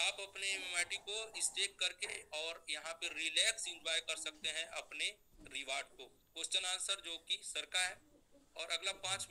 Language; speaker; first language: Hindi; native; Hindi